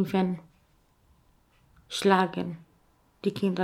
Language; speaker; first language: German; non-native, learner; Romanian